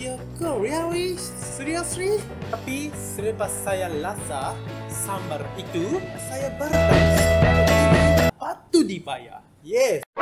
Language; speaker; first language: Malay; non-native, learner; Japanese